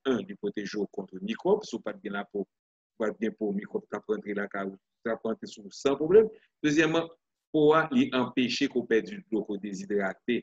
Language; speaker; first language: French; non-native, local second language; Haitian Creole